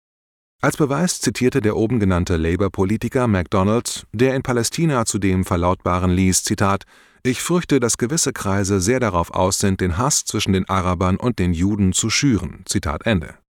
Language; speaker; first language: German; native; German